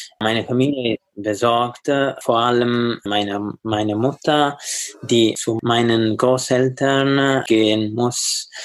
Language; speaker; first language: German; non-native, learner; Italian